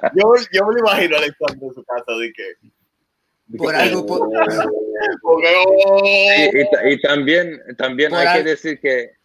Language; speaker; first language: Spanish; non-native, fluent; Arabic